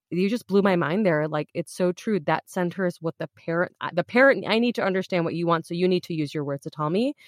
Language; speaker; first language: English; native; English